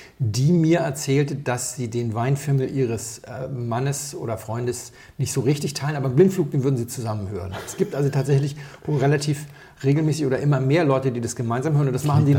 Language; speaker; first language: German; native; German